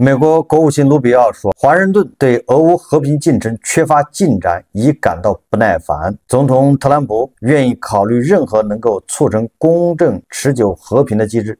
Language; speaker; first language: Chinese; native; Chinese